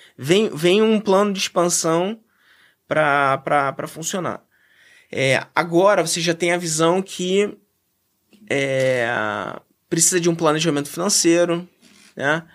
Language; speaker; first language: Portuguese; native; Portuguese